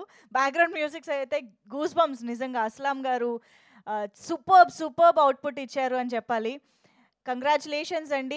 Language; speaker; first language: Telugu; native; Telugu